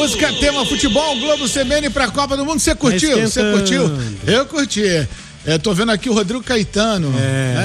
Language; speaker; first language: Portuguese; native; Portuguese